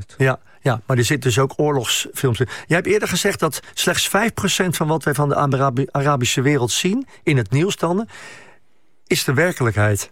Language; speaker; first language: Dutch; native; Dutch